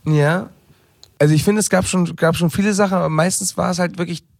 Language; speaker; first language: German; early bilingual, heritage; German